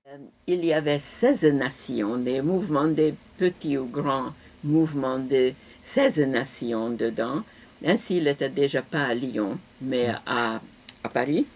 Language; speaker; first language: French; non-native, fluent; Hungarian